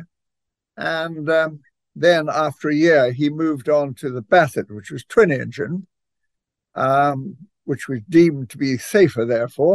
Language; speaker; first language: English; native; English